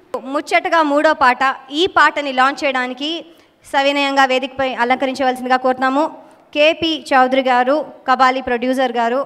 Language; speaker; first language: Telugu; native; Telugu